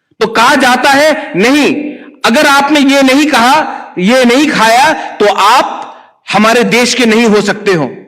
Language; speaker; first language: Hindi; non-native, local second language; Kok Borok